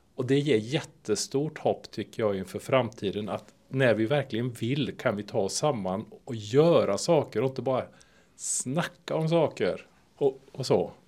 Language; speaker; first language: Swedish; native; Swedish